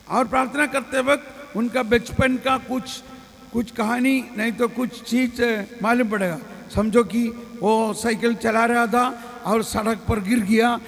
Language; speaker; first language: Hindi; non-native, local second language; Malayalam